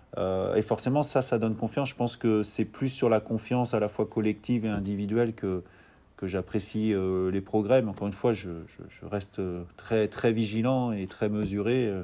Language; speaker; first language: French; native; French